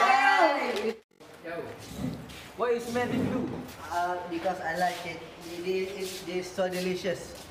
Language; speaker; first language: English; non-native, learner; Malay